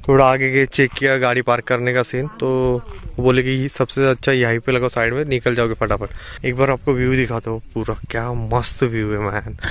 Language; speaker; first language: Hindi; non-native, local second language; Marathi